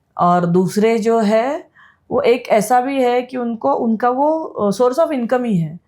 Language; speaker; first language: Hindi; non-native, local second language; Marathi